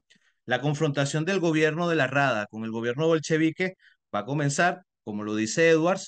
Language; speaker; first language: Spanish; native; Spanish